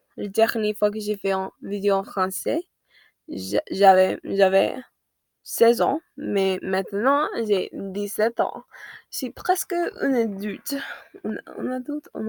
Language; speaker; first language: French; non-native, learner; English